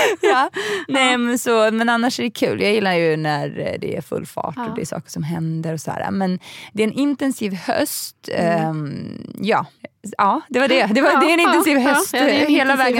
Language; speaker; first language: Swedish; native; Swedish